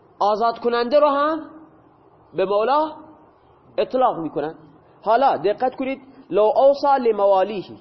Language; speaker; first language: Persian; native; Persian